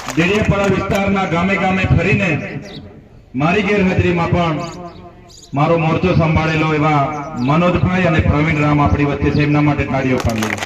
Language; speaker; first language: Gujarati; non-native, local second language; Vasavi